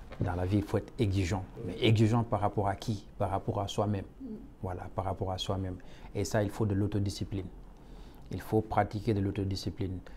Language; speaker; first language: French; non-native, local second language; Wolof